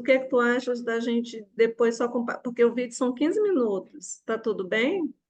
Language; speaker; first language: Portuguese; native; Portuguese